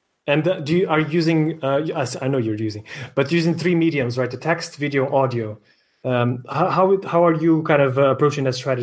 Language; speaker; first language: English; non-native, fluent; Portuguese